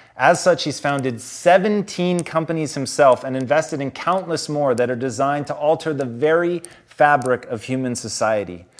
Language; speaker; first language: English; native; English